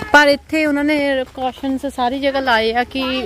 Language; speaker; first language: Hindi; non-native, local second language; Punjabi